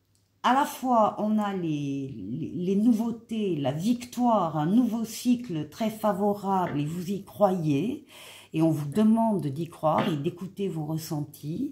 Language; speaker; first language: French; native; French